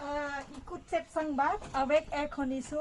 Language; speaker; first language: French; non-native, learner; Thai